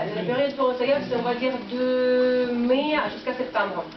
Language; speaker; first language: French; non-native, fluent; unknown